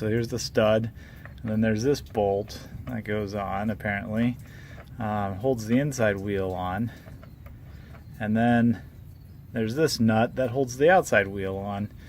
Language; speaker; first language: English; native; English